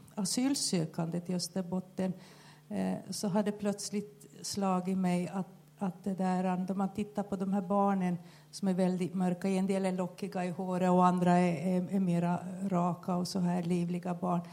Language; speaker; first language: Swedish; native; Swedish